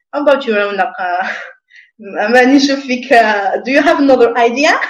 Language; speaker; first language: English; non-native, local second language; Arabic